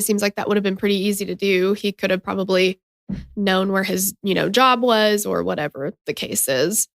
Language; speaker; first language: English; native; English